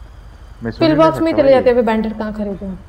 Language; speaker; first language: Hindi; native; Hindi